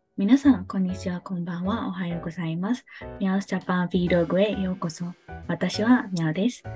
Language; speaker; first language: Japanese; non-native, fluent; Burmese